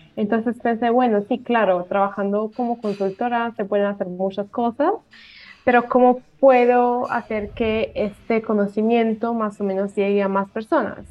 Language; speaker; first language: Spanish; non-native, fluent; Italian